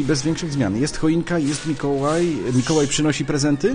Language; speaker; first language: Polish; native; Polish